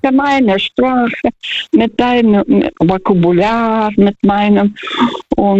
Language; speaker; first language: German; non-native, fluent; Russian